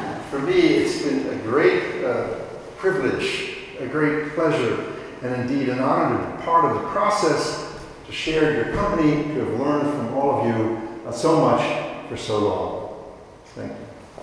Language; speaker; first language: English; native; English